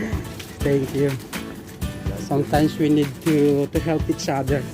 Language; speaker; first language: English; non-native, local second language; Filipino